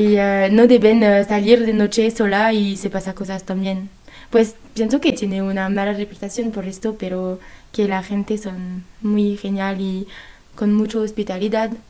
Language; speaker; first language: Spanish; non-native, learner; French